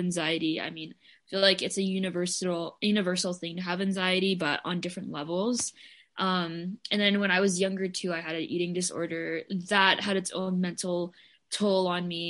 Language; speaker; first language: English; non-native, local second language; Filipino